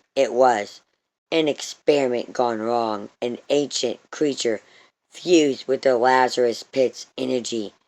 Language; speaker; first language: English; native; English